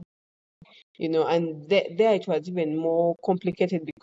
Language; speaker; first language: English; non-native, local second language; Ganda